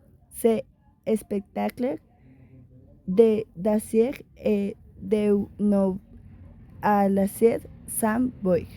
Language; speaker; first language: French; non-native, learner; Spanish